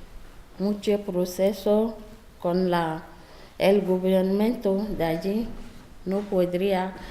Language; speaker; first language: Spanish; non-native, learner; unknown